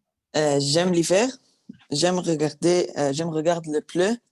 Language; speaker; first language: French; non-native, learner; Arabic